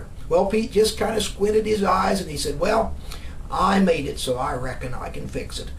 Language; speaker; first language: English; native; English